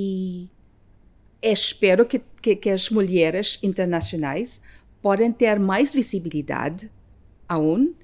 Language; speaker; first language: Portuguese; non-native, fluent; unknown